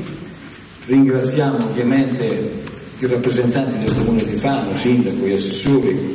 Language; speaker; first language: Italian; native; Italian